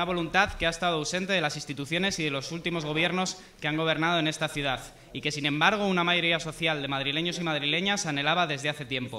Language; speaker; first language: Spanish; native; Spanish